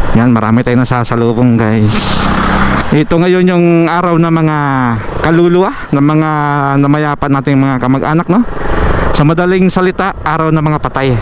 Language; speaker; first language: Filipino; native; Filipino